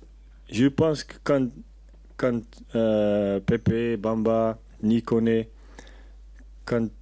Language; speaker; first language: French; non-native, learner; Portuguese